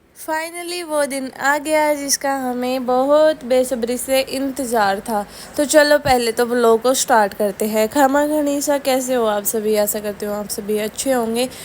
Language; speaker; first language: Hindi; native; Hindi